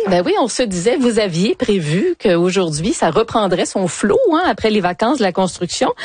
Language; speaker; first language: French; native; French